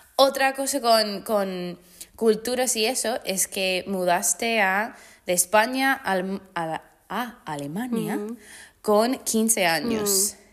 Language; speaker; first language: Spanish; non-native, fluent; English